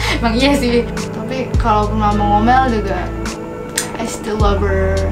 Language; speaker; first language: Indonesian; non-native, local second language; English